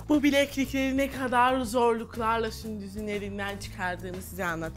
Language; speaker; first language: Turkish; native; Turkish